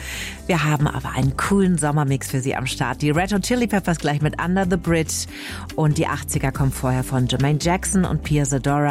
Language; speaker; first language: German; native; German